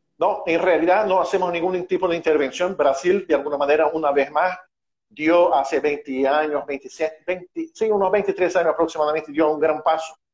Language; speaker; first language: Spanish; non-native, fluent; Portuguese